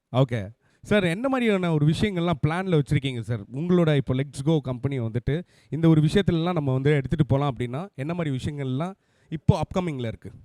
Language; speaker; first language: Tamil; native; Tamil